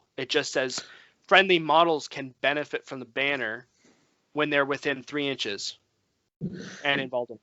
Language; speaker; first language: English; native; English